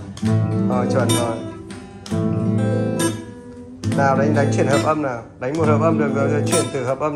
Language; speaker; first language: Vietnamese; native; Vietnamese